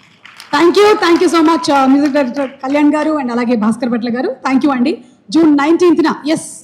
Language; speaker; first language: Telugu; native; Telugu